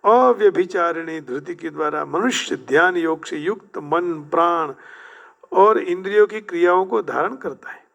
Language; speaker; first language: Hindi; non-native, local second language; Gujarati